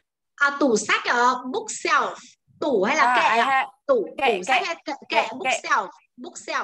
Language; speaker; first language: Vietnamese; native; Vietnamese